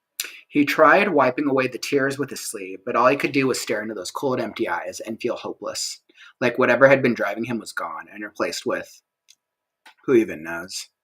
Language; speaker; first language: English; native; English